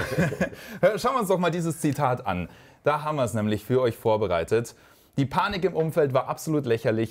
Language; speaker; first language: German; native; German